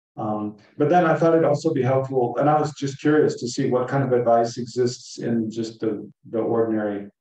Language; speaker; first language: English; native; English